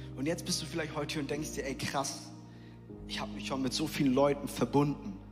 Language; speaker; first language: German; native; German